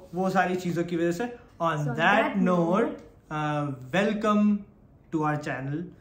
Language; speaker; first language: Hindi; non-native, local second language; Gujarati